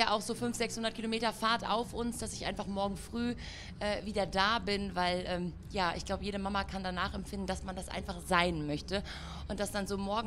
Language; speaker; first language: German; native; German